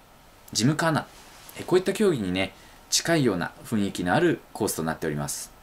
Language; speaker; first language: Japanese; native; Japanese